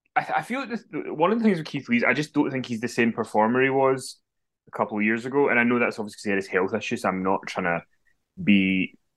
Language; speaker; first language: English; native; English